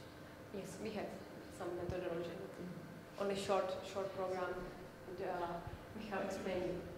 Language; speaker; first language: English; non-native, learner; Czech